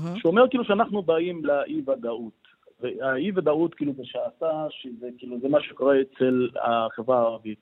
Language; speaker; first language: Hebrew; non-native, local second language; Arabic